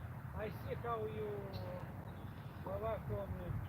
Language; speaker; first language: English; non-native, learner; Korean